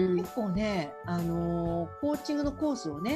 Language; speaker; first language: Japanese; native; Japanese